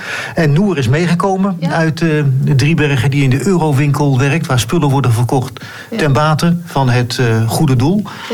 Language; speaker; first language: Dutch; native; Dutch